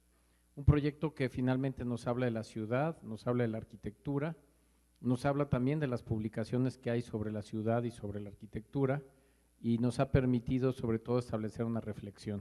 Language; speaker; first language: Spanish; native; Spanish